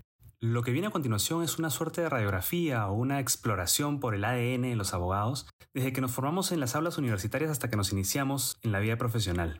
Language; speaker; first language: Spanish; native; Spanish